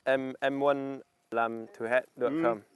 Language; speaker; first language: Vietnamese; non-native, learner; English